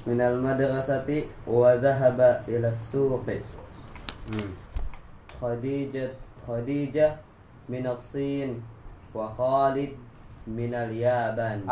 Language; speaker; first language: Arabic; non-native, learner; Indonesian